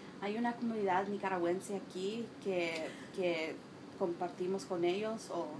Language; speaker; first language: Spanish; non-native, learner; English